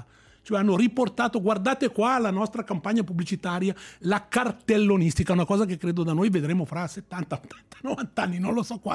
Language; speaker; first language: Italian; native; Italian